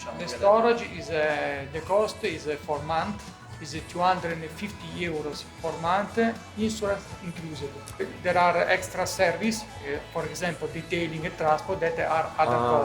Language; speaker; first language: English; non-native, learner; Italian